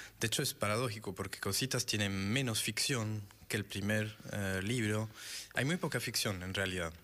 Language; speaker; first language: Spanish; non-native, fluent; French